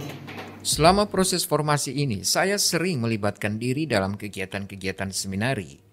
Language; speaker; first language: Indonesian; non-native, local second language; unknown